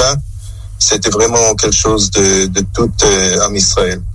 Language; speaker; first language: French; non-native, local second language; German